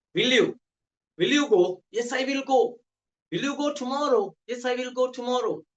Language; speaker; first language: English; non-native, local second language; Sinhala